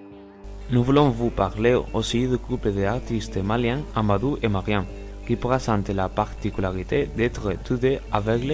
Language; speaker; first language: French; non-native, learner; Spanish